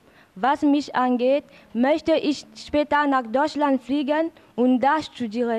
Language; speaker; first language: German; non-native, learner; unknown